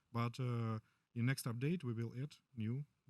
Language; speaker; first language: English; non-native, learner; Russian